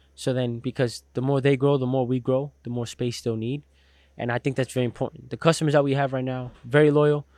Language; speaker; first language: English; native; English